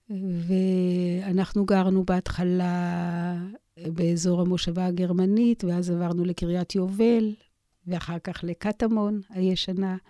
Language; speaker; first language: Hebrew; native; Hebrew